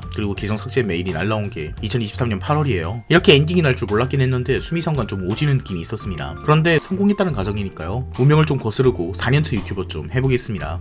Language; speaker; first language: Korean; native; Korean